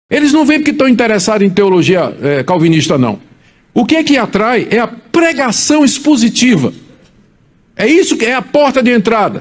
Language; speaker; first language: Portuguese; native; Portuguese